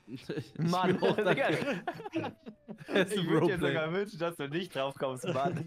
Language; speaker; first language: German; native; German